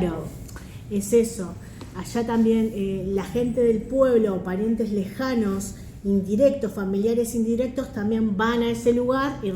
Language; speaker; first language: Spanish; native; Spanish